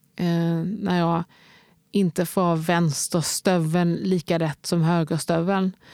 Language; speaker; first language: Swedish; native; Swedish